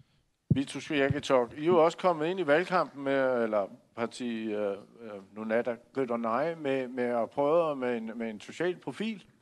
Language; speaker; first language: Danish; native; Danish